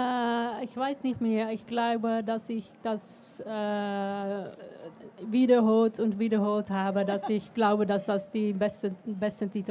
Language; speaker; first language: German; non-native, learner; Dutch